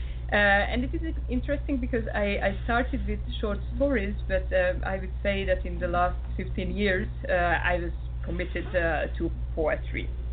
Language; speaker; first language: English; non-native, fluent; Hungarian